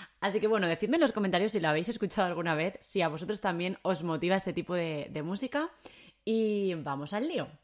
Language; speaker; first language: Spanish; native; Spanish